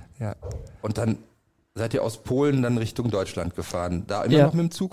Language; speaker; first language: German; native; German